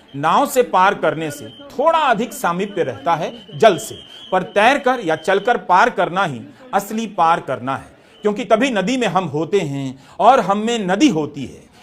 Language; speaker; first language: Hindi; non-native, local second language; Bhojpuri